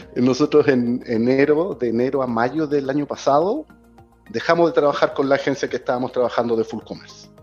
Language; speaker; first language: Spanish; native; Spanish